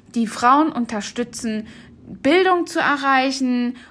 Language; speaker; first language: German; native; German